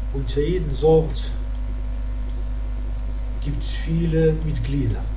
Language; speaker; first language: German; non-native, learner; Arabic